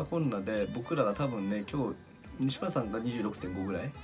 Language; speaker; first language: Japanese; native; Japanese